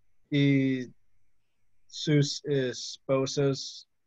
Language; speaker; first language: Spanish; non-native, learner; English